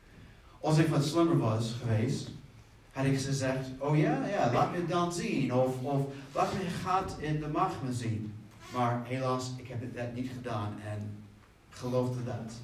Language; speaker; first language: Dutch; non-native, fluent; English